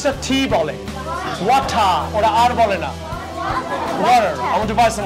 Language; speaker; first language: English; non-native, learner; Bangla